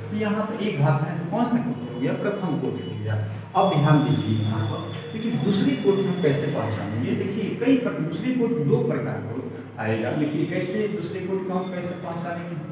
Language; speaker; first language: Hindi; native; Hindi